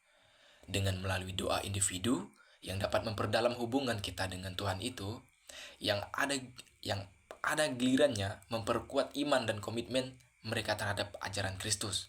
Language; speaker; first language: Indonesian; native; Indonesian